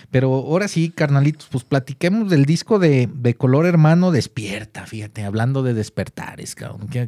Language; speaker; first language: Spanish; native; Spanish